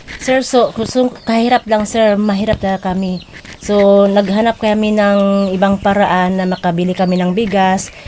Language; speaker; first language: Filipino; non-native, local second language; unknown